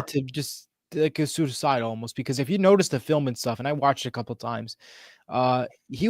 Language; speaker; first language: English; native; English